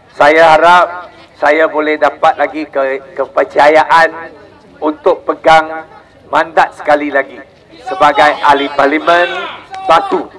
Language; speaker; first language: Malay; non-native, local second language; Chinese